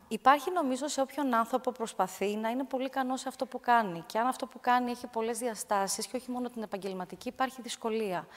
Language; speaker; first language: Greek; native; Greek